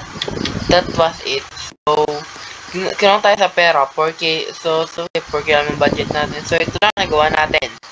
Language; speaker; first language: Filipino; native; Filipino